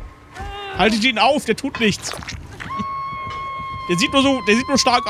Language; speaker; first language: German; native; German